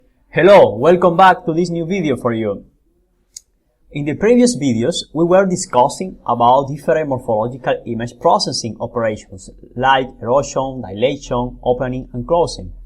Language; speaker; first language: English; non-native, fluent; Spanish